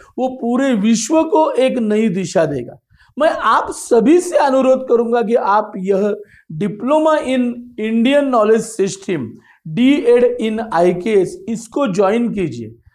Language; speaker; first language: Hindi; non-native, local second language; Marathi